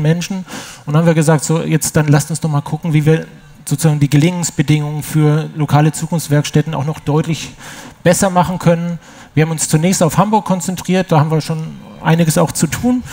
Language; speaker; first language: German; native; German